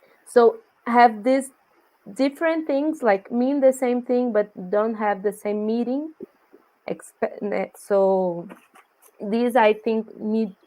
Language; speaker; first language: English; non-native, learner; Portuguese